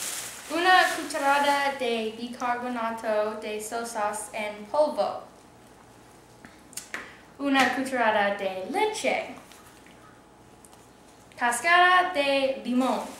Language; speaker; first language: Spanish; non-native, learner; English